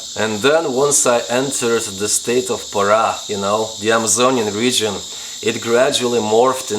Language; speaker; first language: English; non-native, fluent; Lithuanian